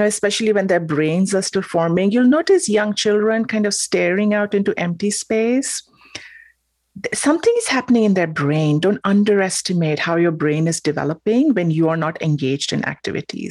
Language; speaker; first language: English; non-native, local second language; Hindi